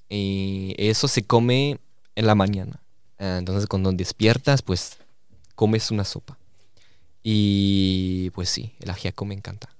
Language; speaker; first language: Spanish; early bilingual, heritage; Spanish